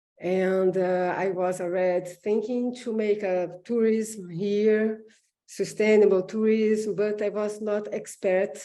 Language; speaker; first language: English; non-native, learner; Portuguese